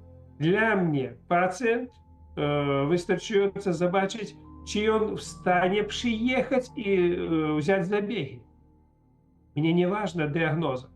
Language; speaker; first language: Polish; non-native, learner; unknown